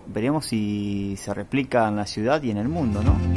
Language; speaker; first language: Spanish; native; Spanish